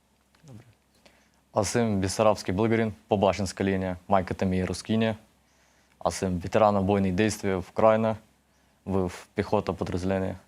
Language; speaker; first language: Bulgarian; early bilingual, heritage; Russian